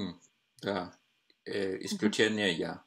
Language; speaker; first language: Russian; non-native, fluent; Norwegian